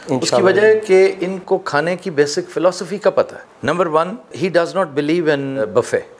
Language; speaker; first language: Urdu; non-native, local second language; Punjabi